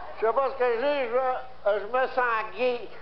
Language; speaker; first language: French; native; French